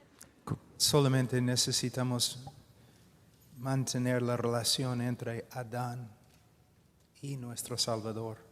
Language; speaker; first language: Spanish; non-native, fluent; English